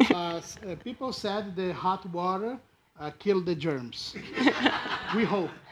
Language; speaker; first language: English; non-native, learner; Portuguese